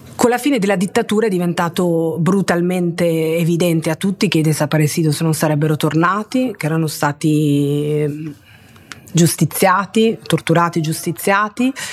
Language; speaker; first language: Italian; early bilingual, other home language; Spanish